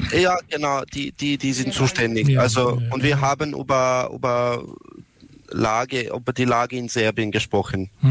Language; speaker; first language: German; non-native, learner; Serbian